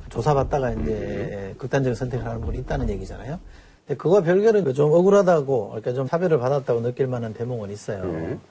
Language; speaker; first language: Korean; native; Korean